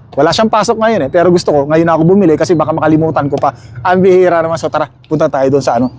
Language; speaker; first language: Filipino; native; Filipino